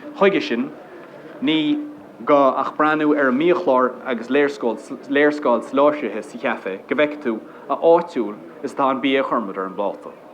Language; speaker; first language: Irish; non-native, local second language; English